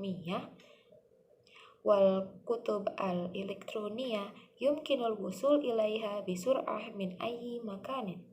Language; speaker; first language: Arabic; non-native, learner; Indonesian